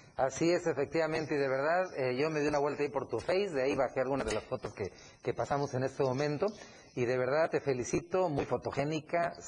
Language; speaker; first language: Spanish; native; Spanish